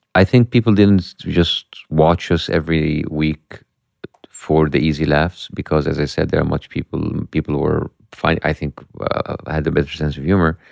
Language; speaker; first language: English; non-native, fluent; Arabic